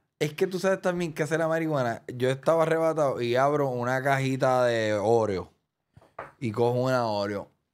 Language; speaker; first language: Spanish; native; Spanish